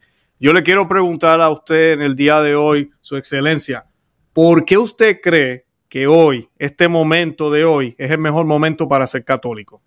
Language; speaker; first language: Spanish; native; Spanish